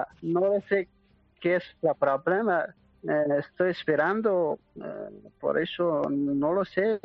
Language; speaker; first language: Spanish; non-native, learner; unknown